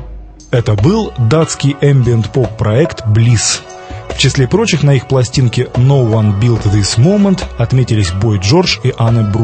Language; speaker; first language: Russian; native; Russian